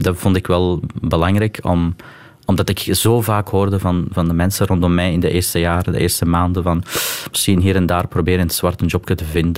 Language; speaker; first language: Dutch; non-native, local second language; Arabic